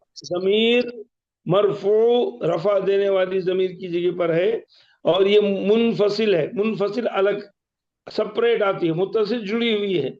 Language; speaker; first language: Urdu; native; Urdu